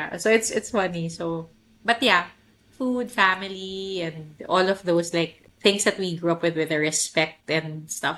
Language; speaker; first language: English; non-native, local second language; Filipino